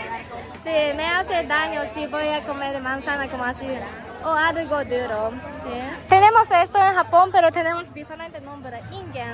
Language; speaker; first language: Spanish; non-native, learner; Japanese